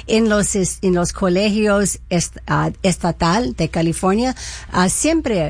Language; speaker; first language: Spanish; early bilingual, heritage; Spanish